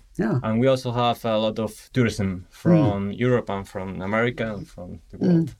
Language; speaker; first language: English; non-native, fluent; Spanish